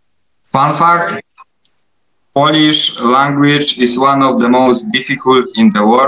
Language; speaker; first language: English; non-native, learner; Polish